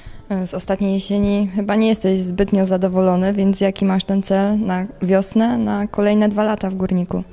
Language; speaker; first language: Polish; native; Polish